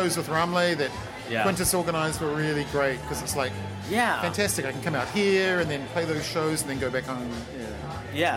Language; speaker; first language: English; native; English